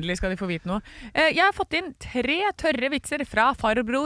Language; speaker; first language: Norwegian; native; Norwegian